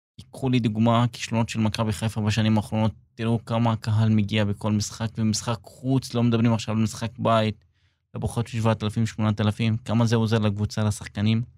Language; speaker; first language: Hebrew; non-native, local second language; Arabic